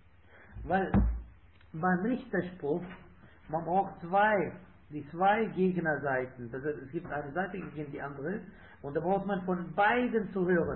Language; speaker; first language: German; non-native, fluent; Arabic